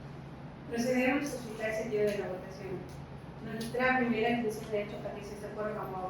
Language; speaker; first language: Spanish; native; Spanish